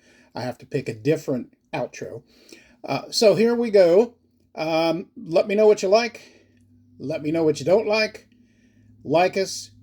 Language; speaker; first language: English; native; English